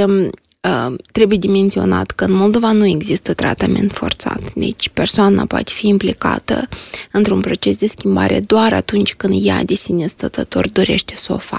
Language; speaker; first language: Romanian; native; Romanian